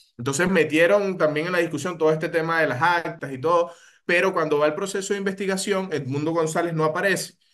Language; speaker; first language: Spanish; native; Spanish